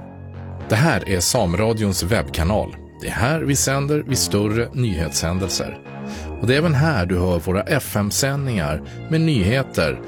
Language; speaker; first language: Swedish; native; Swedish